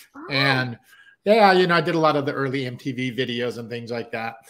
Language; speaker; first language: English; native; English